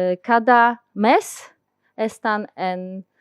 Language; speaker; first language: Spanish; non-native, learner; Polish